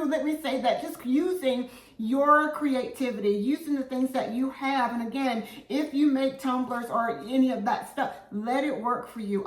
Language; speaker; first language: English; native; English